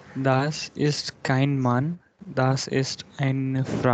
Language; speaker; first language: German; non-native, learner; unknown